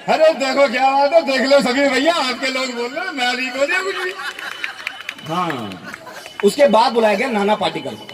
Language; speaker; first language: Hindi; native; Hindi